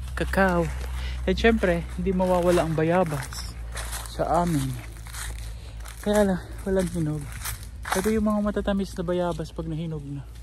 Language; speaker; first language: Filipino; non-native, local second language; Bikol